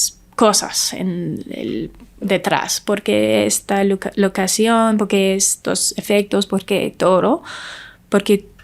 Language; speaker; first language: Spanish; non-native, learner; English